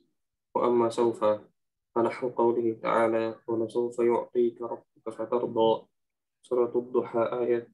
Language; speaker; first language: Arabic; non-native, learner; Indonesian